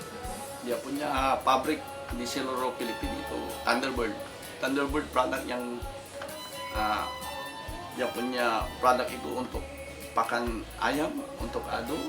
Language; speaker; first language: Indonesian; non-native, fluent; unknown